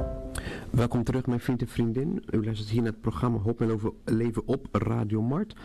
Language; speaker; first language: Dutch; non-native, fluent; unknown